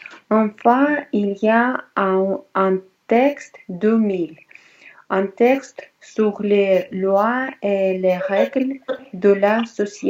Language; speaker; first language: French; non-native, learner; Russian